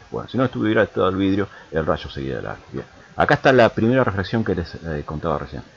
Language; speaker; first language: Spanish; native; Spanish